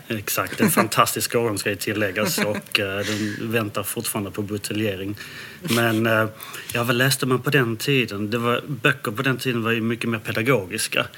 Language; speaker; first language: Swedish; early bilingual, other home language; Danish